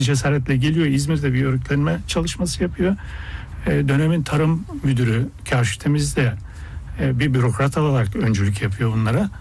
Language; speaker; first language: Turkish; early bilingual, heritage; Turkish